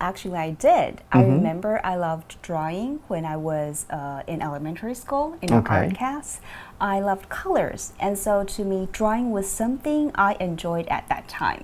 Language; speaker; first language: English; non-native, fluent; Chinese